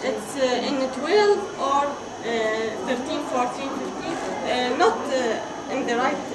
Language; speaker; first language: English; non-native, learner; Arabic